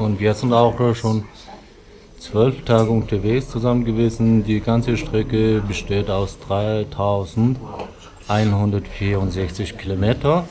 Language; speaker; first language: German; non-native, fluent; Mongolian